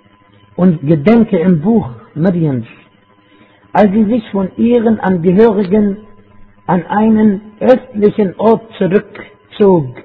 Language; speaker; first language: German; non-native, fluent; Arabic